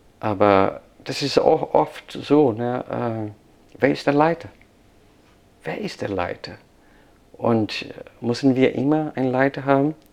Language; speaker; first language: German; non-native, fluent; Portuguese